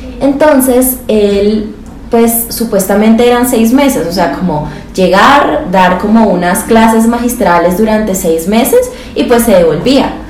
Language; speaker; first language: Spanish; native; Spanish